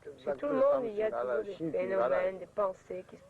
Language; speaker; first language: French; native; French